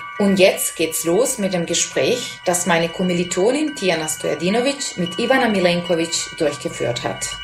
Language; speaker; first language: German; non-native, fluent; Serbian